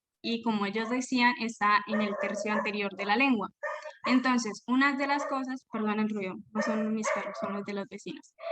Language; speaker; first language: Spanish; native; Spanish